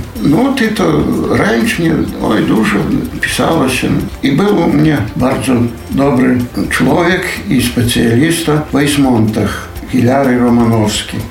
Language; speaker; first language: Polish; non-native, local second language; Belarusian